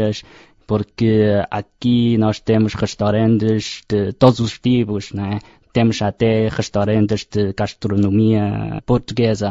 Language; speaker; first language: Portuguese; non-native, fluent; Chinese